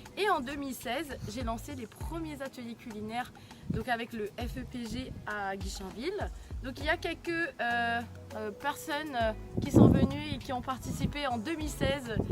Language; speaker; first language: French; non-native, local second language; Morisyen